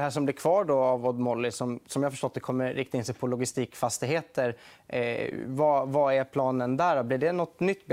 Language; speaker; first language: Swedish; native; Swedish